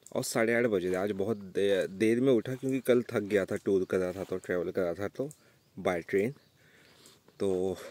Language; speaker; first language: Hindi; native; Hindi